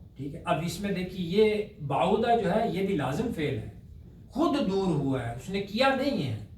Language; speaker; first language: Urdu; native; Urdu